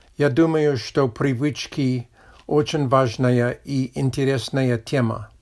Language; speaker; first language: Russian; non-native, learner; English